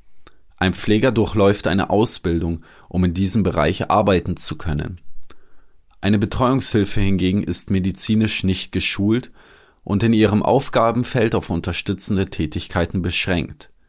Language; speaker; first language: German; native; German